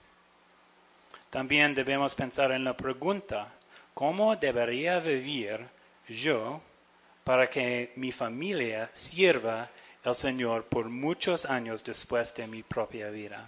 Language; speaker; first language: Spanish; non-native, fluent; English